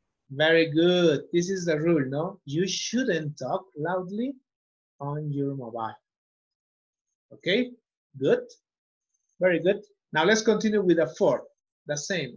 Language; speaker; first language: English; non-native, fluent; Spanish